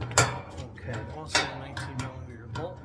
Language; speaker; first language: English; native; English